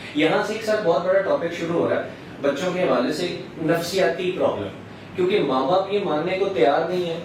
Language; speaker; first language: Urdu; non-native, local second language; Punjabi